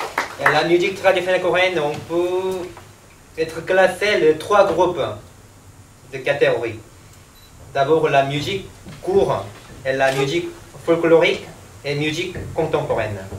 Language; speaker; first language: French; non-native, learner; Korean